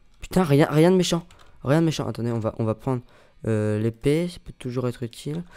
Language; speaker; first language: French; native; French